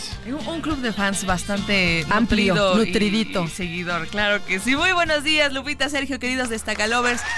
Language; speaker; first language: Spanish; native; Spanish